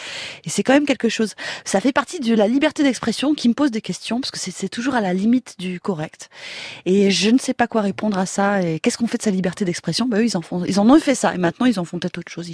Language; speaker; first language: French; native; French